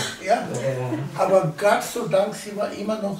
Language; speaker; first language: German; non-native, learner; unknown